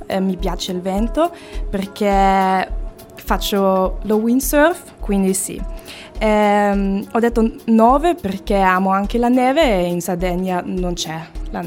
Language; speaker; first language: Italian; non-native, fluent; German